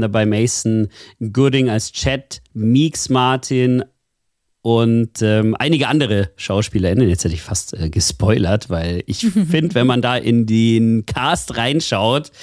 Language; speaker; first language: German; native; German